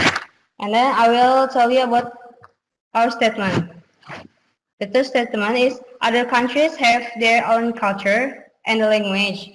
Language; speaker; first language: English; non-native, learner; Indonesian